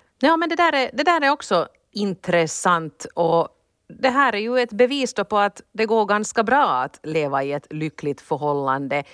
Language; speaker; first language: Swedish; native; Swedish